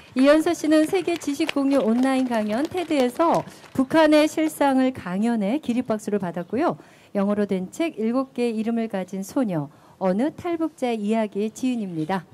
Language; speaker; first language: Korean; native; Korean